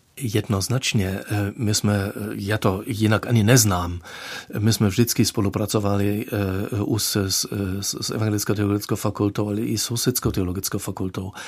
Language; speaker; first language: Czech; non-native, fluent; German